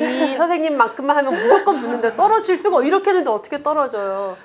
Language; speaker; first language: Korean; native; Korean